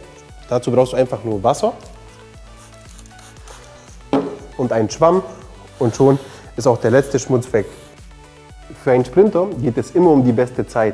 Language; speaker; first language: German; native; German